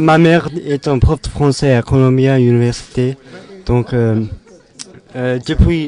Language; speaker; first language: French; non-native, learner; English